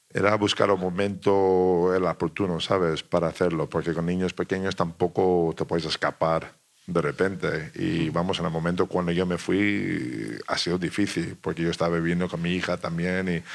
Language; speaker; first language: Spanish; non-native, fluent; English